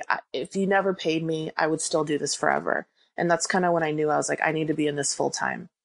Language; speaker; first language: English; early bilingual, other home language; Korean